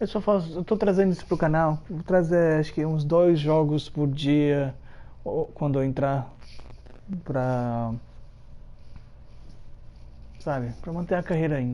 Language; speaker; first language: Portuguese; early bilingual, heritage; Portuguese